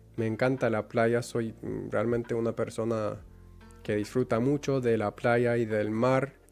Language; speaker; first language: Spanish; non-native, fluent; English